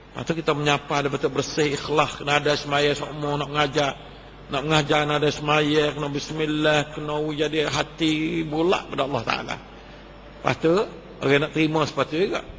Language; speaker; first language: Malay; native; Malay